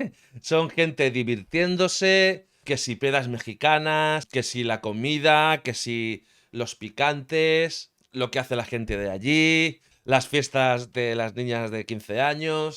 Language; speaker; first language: Spanish; native; Spanish